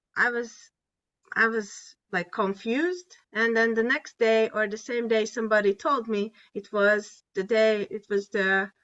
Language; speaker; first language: English; non-native, fluent; Hungarian